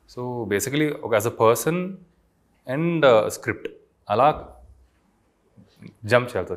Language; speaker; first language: Telugu; native; Telugu